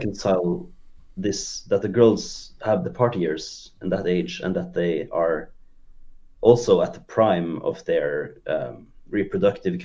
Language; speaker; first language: English; non-native, fluent; Norwegian